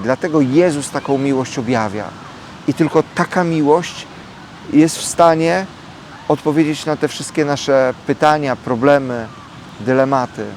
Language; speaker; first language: Polish; native; Polish